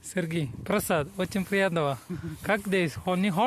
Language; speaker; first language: Russian; non-native, learner; Malayalam